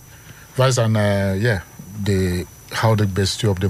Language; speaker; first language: Dutch; non-native, learner; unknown